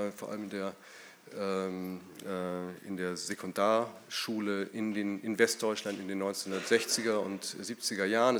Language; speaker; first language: German; native; German